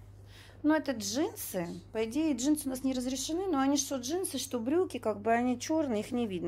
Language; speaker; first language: Russian; native; Russian